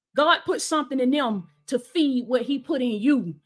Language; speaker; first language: English; native; English